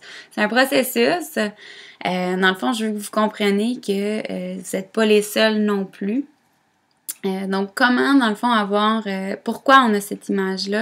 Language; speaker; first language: French; native; French